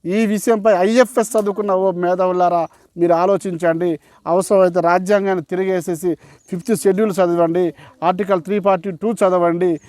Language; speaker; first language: Telugu; non-native, local second language; Koya